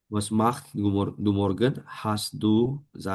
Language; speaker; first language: German; non-native, learner; Indonesian